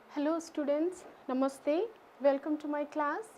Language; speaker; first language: English; non-native, local second language; Nepali